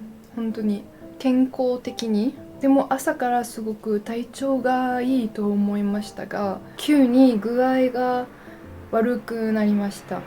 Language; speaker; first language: Japanese; non-native, learner; French